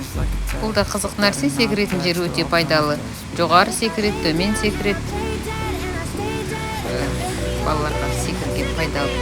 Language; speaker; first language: Kazakh; native; Kazakh